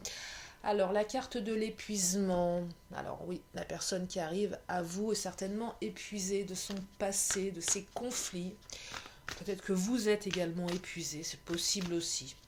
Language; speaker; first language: French; native; French